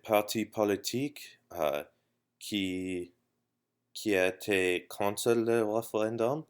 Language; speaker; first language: French; non-native, learner; English